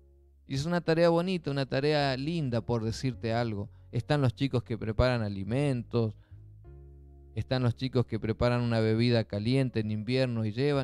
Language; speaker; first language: Spanish; native; Spanish